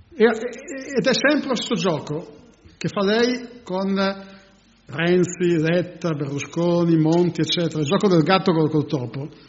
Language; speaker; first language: Italian; native; Italian